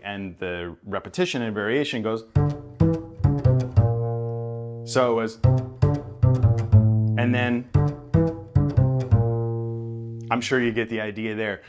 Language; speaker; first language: English; native; English